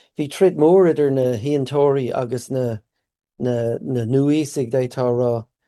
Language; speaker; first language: Irish; native; Irish